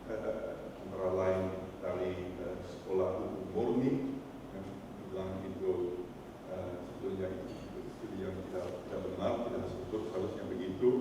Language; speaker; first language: Indonesian; non-native, fluent; Dutch